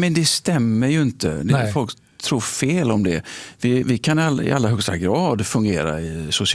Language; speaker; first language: Swedish; native; Swedish